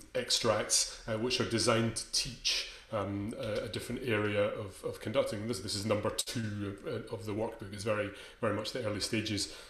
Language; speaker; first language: English; native; English